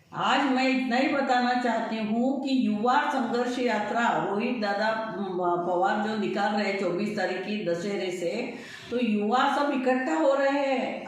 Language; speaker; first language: Hindi; non-native, local second language; Marathi